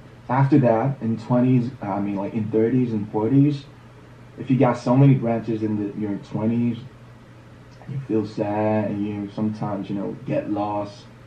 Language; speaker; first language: English; non-native, fluent; Korean